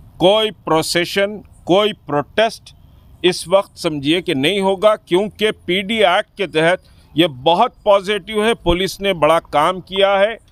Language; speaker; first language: Hindi; non-native, local second language; Urdu